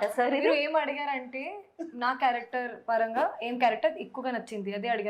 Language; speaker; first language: Telugu; non-native, local second language; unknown